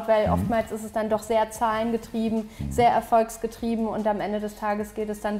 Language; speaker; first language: German; native; German